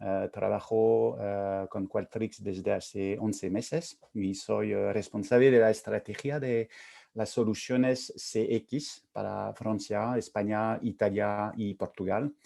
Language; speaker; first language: Spanish; non-native, fluent; French